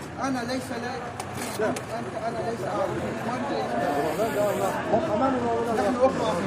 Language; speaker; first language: Arabic; non-native, learner; Uzbek